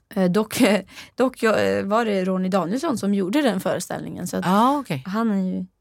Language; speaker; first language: Swedish; non-native, fluent; Norwegian